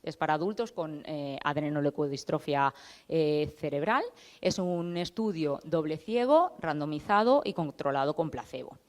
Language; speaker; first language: Spanish; native; Spanish